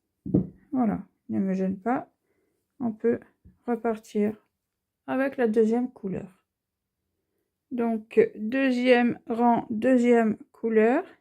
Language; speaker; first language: French; native; French